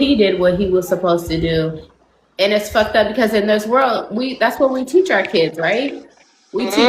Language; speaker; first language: English; native; English